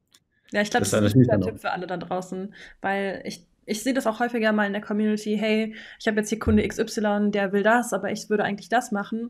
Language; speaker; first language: German; native; German